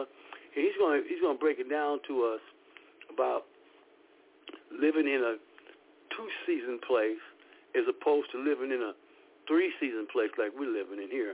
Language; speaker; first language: English; native; English